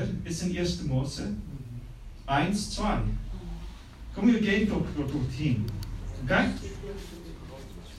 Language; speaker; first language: German; non-native, learner; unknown